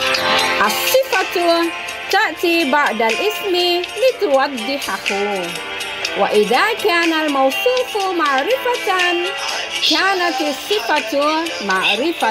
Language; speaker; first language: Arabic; non-native, fluent; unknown